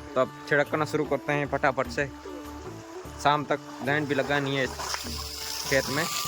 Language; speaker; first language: Hindi; non-native, local second language; Marwari